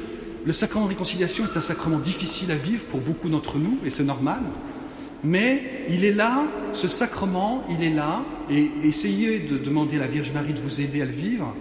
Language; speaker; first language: French; native; French